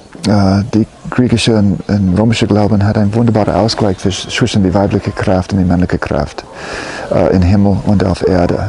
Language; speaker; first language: German; non-native, fluent; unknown